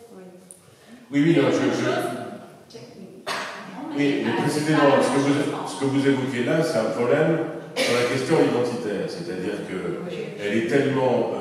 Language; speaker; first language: French; native; French